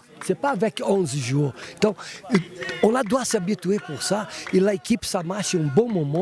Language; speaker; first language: French; non-native, fluent; Portuguese